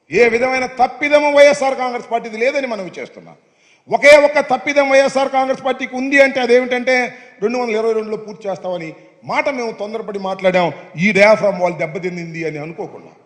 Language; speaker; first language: Telugu; native; Telugu